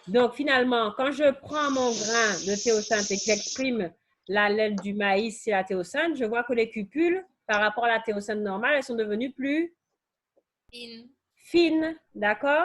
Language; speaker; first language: French; native; French